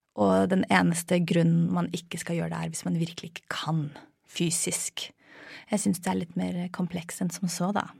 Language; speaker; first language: Norwegian; non-native, fluent; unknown